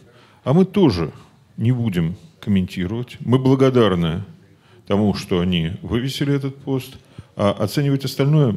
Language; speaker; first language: Russian; native; Russian